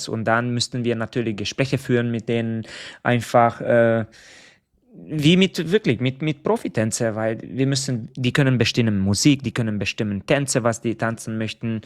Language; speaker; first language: German; non-native, fluent; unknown